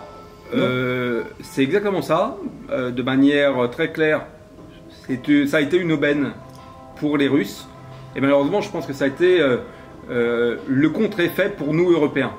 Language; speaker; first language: French; native; French